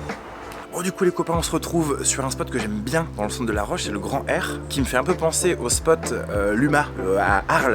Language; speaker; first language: French; native; French